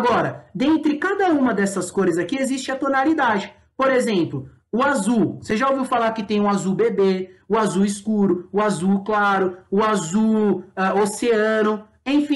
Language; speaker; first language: Portuguese; native; Portuguese